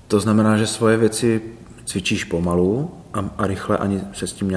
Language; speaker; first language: Czech; native; Czech